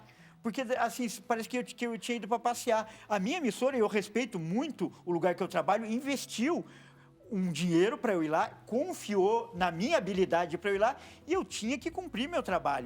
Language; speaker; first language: Portuguese; native; Portuguese